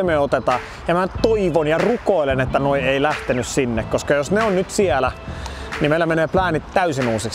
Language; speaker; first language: Finnish; native; Finnish